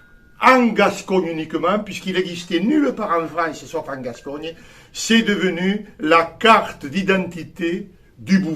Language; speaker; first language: French; native; French